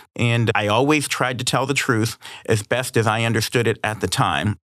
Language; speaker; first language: English; native; English